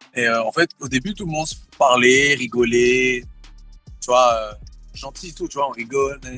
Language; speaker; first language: French; early bilingual, other home language; Thai